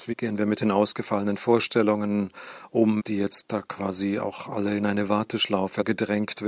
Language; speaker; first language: German; native; German